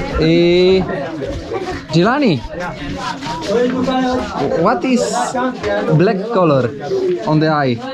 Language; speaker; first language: English; non-native, learner; Polish